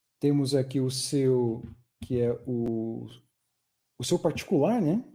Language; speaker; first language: Portuguese; native; Portuguese